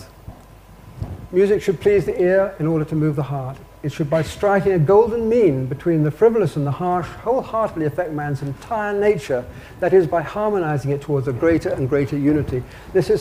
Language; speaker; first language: English; native; English